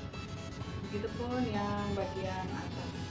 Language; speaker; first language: Indonesian; native; Indonesian